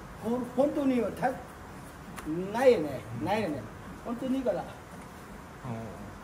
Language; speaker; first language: Japanese; non-native, learner; Thai